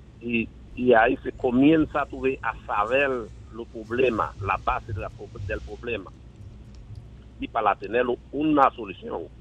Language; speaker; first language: Spanish; non-native, learner; Haitian Creole